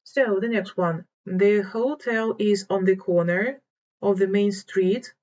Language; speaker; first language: English; non-native, fluent; Ukrainian